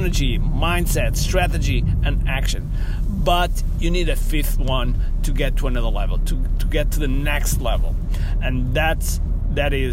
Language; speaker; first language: English; non-native, fluent; Portuguese